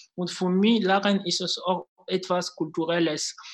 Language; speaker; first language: German; non-native, fluent; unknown